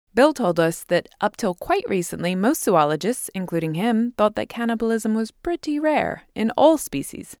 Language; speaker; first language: English; native; English